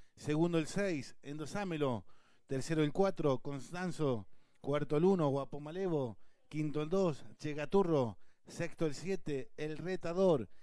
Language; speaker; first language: Spanish; native; Spanish